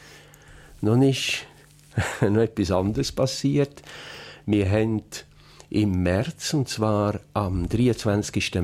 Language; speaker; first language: German; native; German